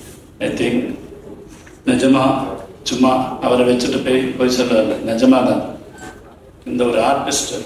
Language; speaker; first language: Tamil; non-native, learner; Malayalam